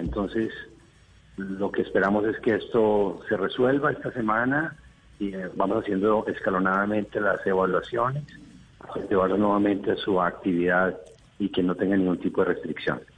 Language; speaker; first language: Spanish; native; Spanish